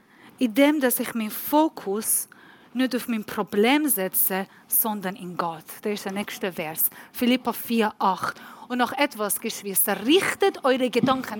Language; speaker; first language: German; non-native, learner; Persian